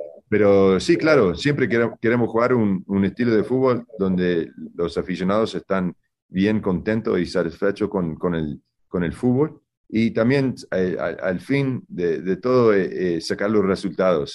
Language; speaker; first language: Spanish; early bilingual, heritage; Spanish